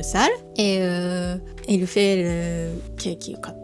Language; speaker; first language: French; non-native, learner; Japanese